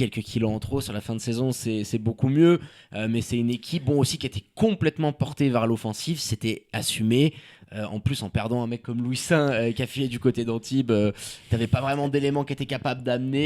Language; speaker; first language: French; native; French